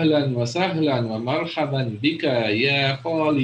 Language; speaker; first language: Arabic; non-native, fluent; English